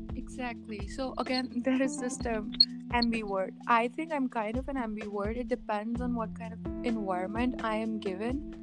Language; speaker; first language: English; non-native, local second language; Punjabi